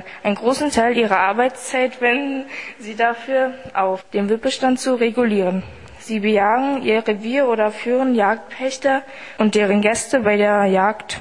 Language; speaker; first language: German; native; German